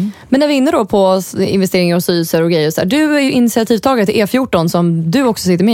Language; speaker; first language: Swedish; native; Swedish